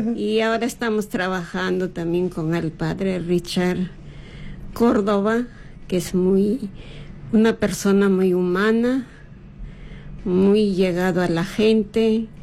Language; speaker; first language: Spanish; native; Spanish